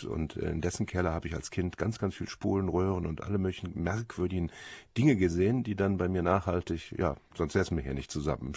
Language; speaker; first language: German; native; German